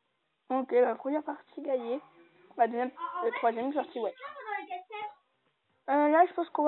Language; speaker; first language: French; native; French